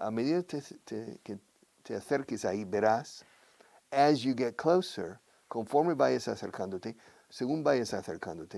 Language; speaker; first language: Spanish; non-native, fluent; English